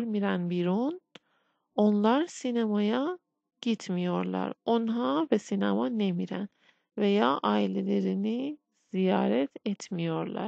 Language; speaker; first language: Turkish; non-native, fluent; Persian